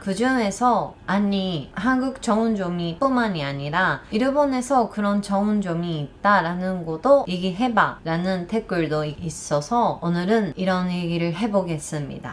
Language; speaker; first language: Korean; non-native, learner; Japanese